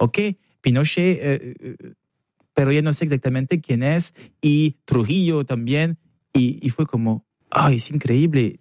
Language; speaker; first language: Spanish; non-native, learner; French